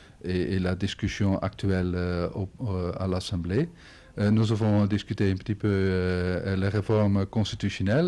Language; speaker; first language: French; non-native, fluent; Dutch